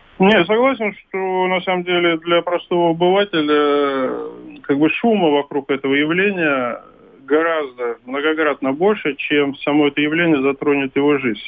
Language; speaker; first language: Russian; native; Russian